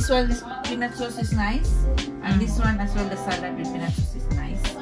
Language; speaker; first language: English; non-native, learner; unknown